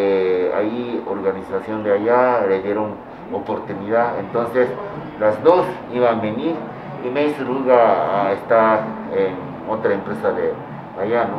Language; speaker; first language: Spanish; non-native, fluent; Japanese